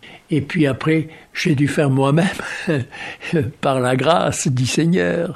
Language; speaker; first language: French; native; French